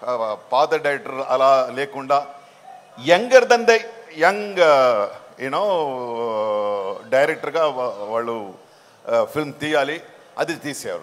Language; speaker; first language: Telugu; non-native, local second language; Tamil